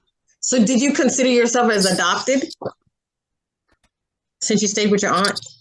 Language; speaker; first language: English; native; English